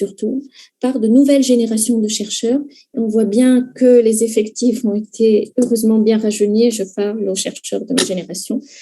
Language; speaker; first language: French; native; French